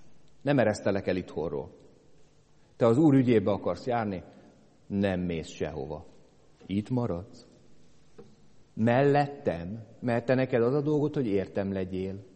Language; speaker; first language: Hungarian; native; Hungarian